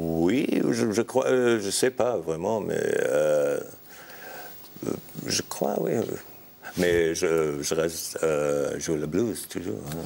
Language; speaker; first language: French; non-native, learner; English